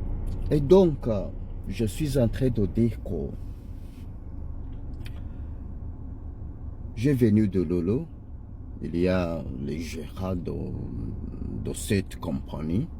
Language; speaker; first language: French; non-native, learner; Ganda